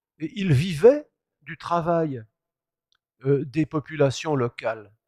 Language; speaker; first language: French; native; French